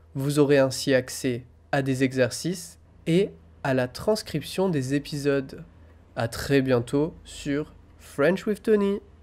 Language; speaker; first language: French; native; French